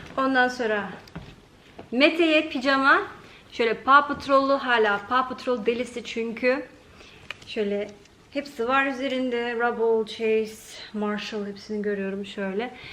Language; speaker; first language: Turkish; early bilingual, heritage; Turkish